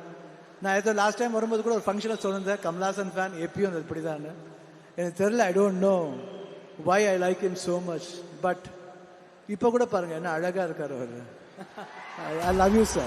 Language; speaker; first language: Tamil; non-native, local second language; Kannada